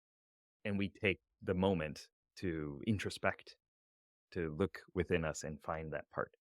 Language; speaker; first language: English; native; English